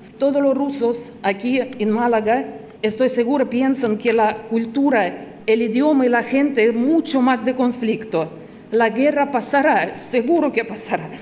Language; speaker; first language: Spanish; non-native, fluent; Russian